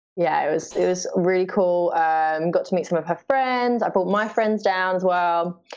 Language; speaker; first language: English; native; English